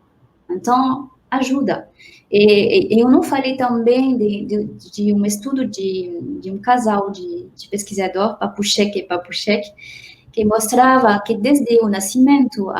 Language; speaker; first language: Portuguese; non-native, fluent; French